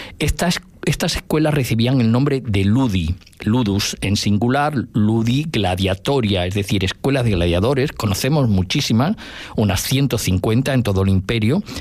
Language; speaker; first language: Spanish; native; Spanish